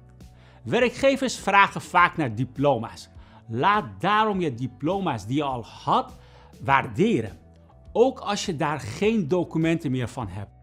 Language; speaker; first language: Dutch; non-native, fluent; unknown